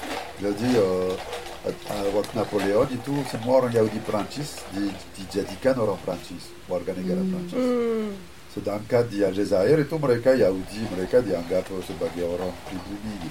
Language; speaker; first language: Indonesian; non-native, fluent; French